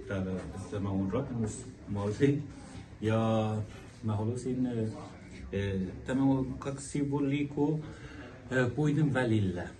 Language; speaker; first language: Finnish; non-native, learner; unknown